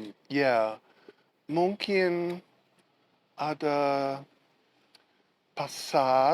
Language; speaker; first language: Indonesian; non-native, learner; English